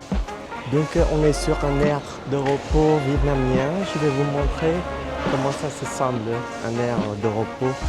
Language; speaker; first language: French; non-native, fluent; Vietnamese